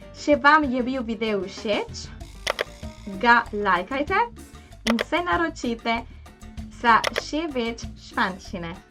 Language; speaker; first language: Slovenian; non-native, fluent; Spanish